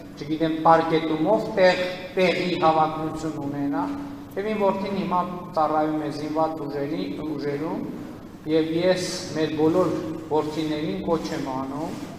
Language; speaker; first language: Armenian; native; Armenian